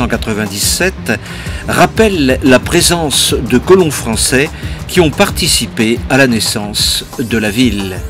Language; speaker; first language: French; non-native, fluent; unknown